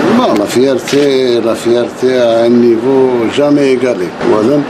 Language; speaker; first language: French; non-native, local second language; Arabic